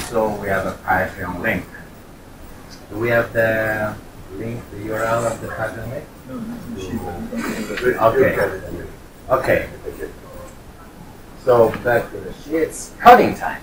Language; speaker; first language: English; non-native, fluent; Italian